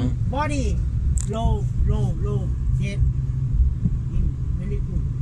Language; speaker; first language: English; non-native, learner; Thai